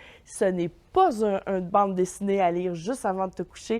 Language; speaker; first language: French; native; French